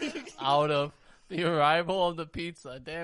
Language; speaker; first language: English; native; English